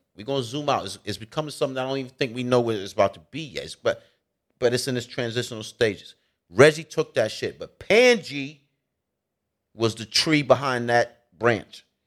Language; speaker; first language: English; native; English